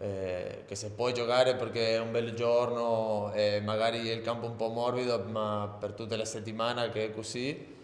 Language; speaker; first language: Italian; non-native, learner; Spanish